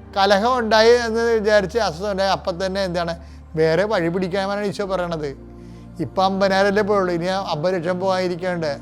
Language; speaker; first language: Malayalam; native; Malayalam